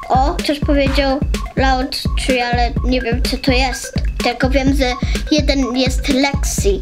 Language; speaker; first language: Polish; early bilingual, heritage; Polish